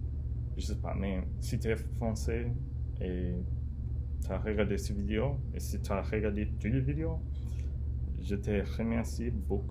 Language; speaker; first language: French; non-native, learner; English